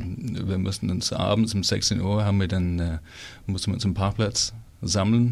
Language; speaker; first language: German; non-native, fluent; English